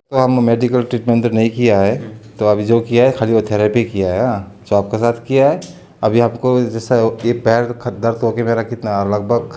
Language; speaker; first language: Hindi; non-native, learner; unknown